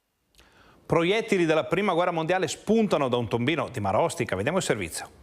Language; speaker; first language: Italian; native; Italian